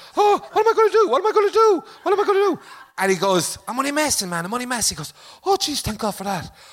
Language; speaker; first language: English; native; English